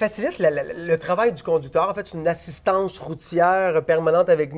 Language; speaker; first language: French; native; French